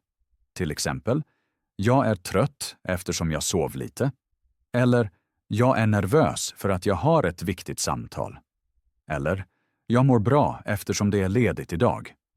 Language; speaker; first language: Swedish; non-native, fluent; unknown